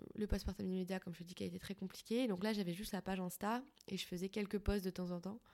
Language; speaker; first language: French; native; French